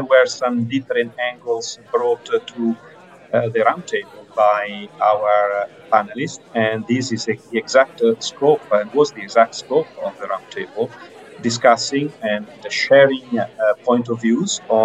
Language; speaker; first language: English; non-native, fluent; Italian